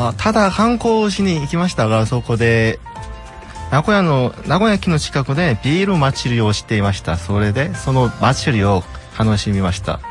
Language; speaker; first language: Japanese; non-native, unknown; Korean